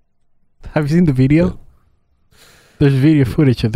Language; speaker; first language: English; native; English